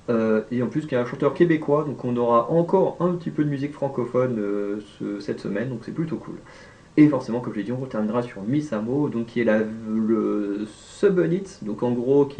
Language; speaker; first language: French; native; French